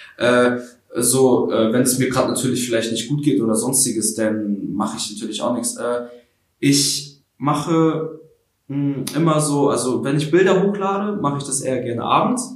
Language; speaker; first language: German; early bilingual, other home language; Russian